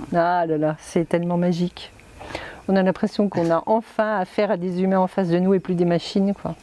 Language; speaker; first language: French; native; French